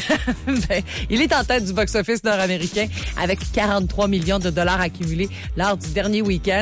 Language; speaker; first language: French; native; French